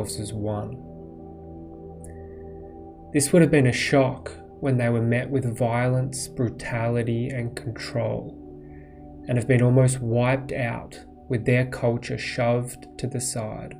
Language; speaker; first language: English; native; English